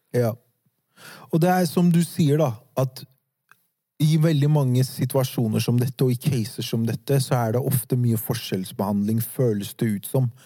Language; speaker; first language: Norwegian; early bilingual, other home language; Arabic